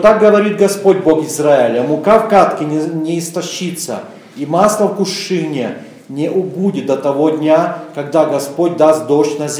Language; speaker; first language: Czech; non-native, learner; Russian